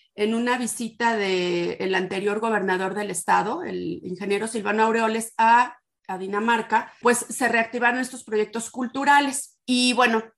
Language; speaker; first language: Spanish; native; Spanish